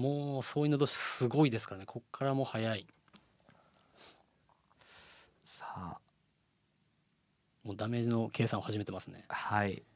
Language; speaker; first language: Japanese; native; Japanese